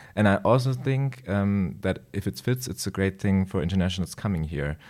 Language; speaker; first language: English; non-native, fluent; German